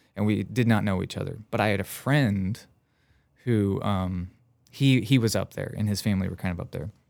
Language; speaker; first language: English; native; English